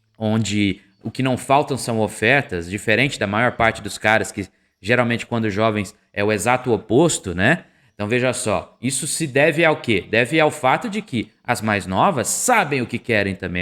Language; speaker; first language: Portuguese; native; Portuguese